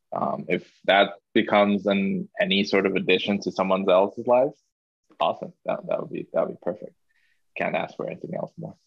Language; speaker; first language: English; non-native, local second language; Chinese